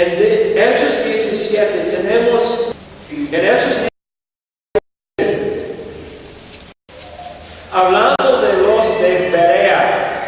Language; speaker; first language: Spanish; non-native, fluent; English